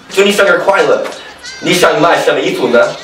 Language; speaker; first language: Chinese; non-native, learner; English